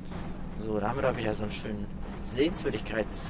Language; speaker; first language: German; native; German